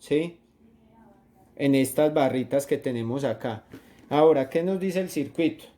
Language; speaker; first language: Spanish; native; Spanish